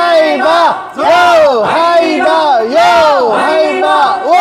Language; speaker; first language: Korean; native; Korean